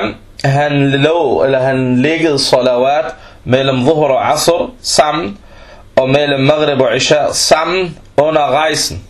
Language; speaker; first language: Danish; non-native, fluent; Arabic